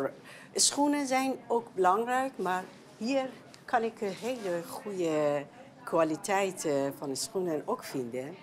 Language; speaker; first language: Dutch; non-native, learner; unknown